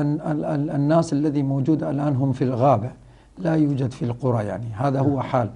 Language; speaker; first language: Arabic; non-native, fluent; Rohingya